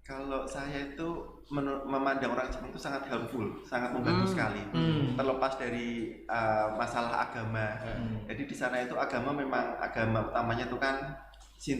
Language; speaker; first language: Indonesian; native; Indonesian